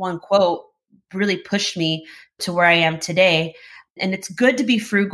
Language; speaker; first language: English; native; English